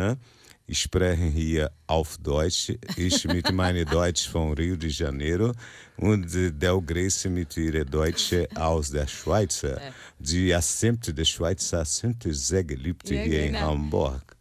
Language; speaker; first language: German; non-native, learner; Portuguese